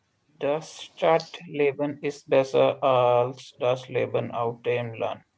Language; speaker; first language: German; non-native, learner; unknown